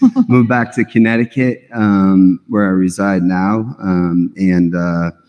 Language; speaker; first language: English; native; English